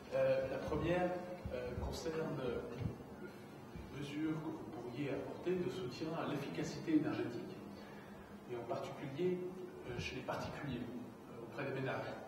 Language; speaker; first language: French; native; French